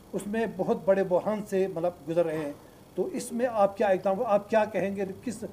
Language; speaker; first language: Hindi; non-native, local second language; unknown